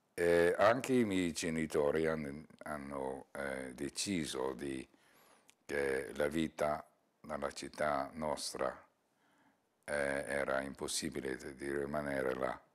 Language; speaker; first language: Italian; non-native, learner; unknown